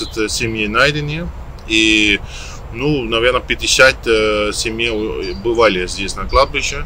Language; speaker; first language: Russian; non-native, learner; Dutch